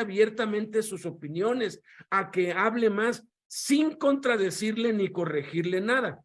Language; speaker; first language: Spanish; native; Spanish